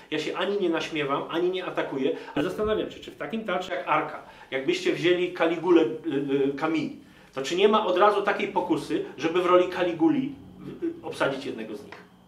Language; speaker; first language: Polish; native; Polish